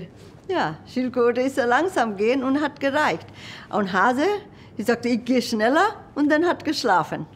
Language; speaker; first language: German; non-native, learner; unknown